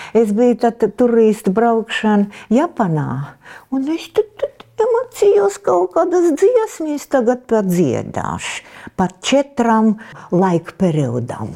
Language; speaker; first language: Latvian; non-native, local second language; Russian